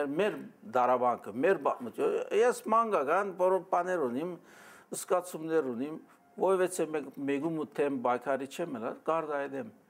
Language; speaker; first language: Armenian; early bilingual, heritage; Armenian